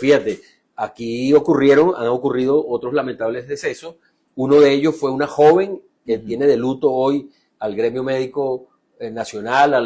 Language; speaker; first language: Spanish; native; Spanish